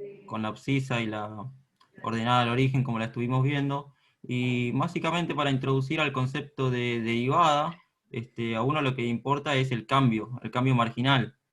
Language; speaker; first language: Spanish; native; Spanish